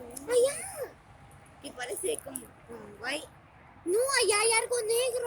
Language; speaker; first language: Spanish; native; Spanish